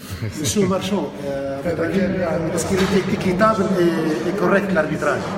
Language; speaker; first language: French; non-native, local second language; Arabic